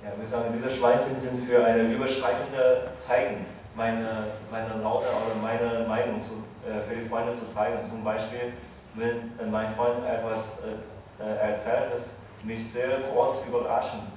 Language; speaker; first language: German; non-native, fluent; Chinese